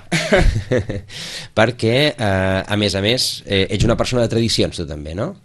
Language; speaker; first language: Catalan; native; Catalan